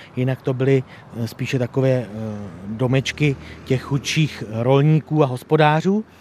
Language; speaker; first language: Czech; native; Czech